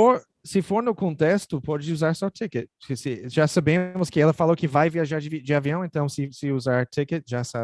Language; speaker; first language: Portuguese; non-native, fluent; English